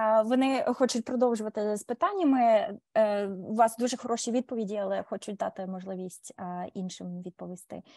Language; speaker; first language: Ukrainian; early bilingual, heritage; Ukrainian